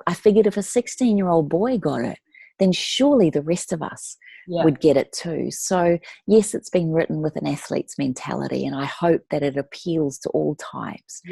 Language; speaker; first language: English; native; English